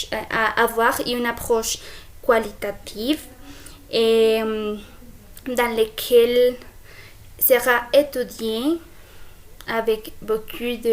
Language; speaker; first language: French; non-native, fluent; Spanish